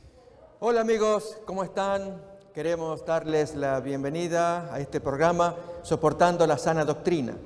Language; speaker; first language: Spanish; native; Spanish